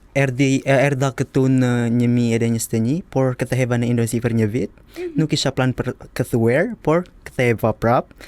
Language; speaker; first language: Albanian; non-native, learner; Indonesian